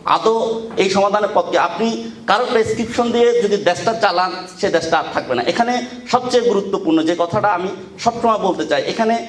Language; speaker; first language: Bangla; non-native, local second language; Chakma